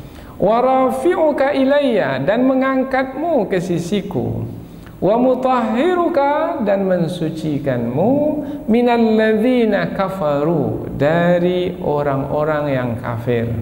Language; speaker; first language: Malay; native; Malay